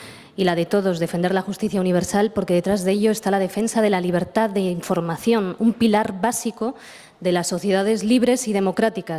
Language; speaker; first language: Spanish; native; Spanish